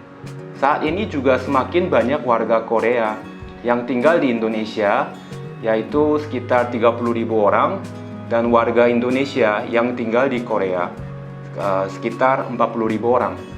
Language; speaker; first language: Indonesian; non-native, fluent; Korean